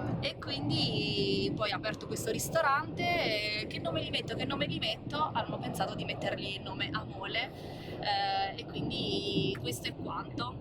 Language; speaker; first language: Italian; native; Italian